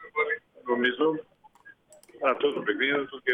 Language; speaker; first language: Greek; non-native, fluent; Bulgarian